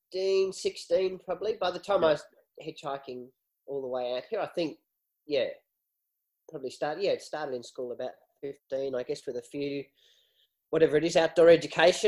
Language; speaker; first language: English; native; English